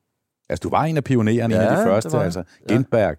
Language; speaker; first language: Danish; native; Danish